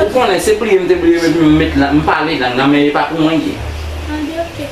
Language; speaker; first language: French; non-native, learner; Haitian Creole